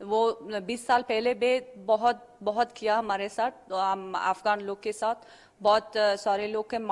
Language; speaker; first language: Hindi; non-native, learner; Persian